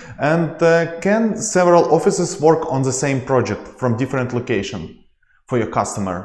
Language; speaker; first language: English; non-native, learner; Ukrainian